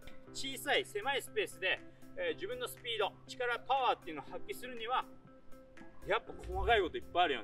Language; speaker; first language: Japanese; native; Japanese